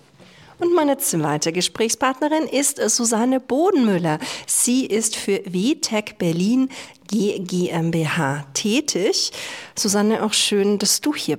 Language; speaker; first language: German; native; German